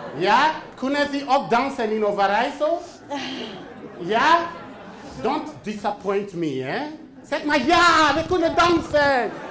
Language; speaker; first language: Dutch; non-native, fluent; English